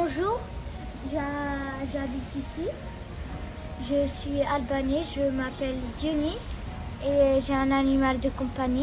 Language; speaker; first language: French; early bilingual, other home language; Albanian